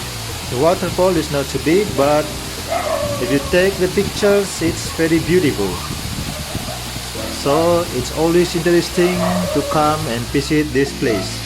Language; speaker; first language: English; non-native, local second language; Indonesian